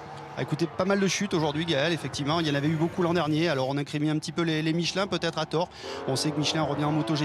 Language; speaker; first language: French; native; French